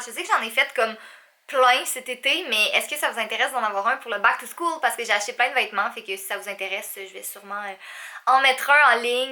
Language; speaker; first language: French; native; French